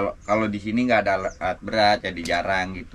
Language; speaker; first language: Indonesian; native; Indonesian